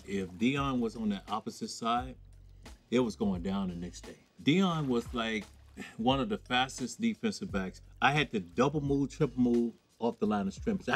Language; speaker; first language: English; native; English